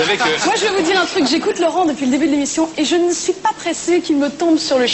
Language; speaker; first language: French; native; French